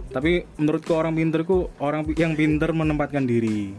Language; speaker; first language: Indonesian; non-native, local second language; Javanese